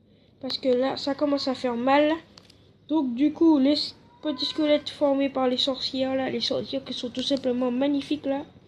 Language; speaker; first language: French; native; French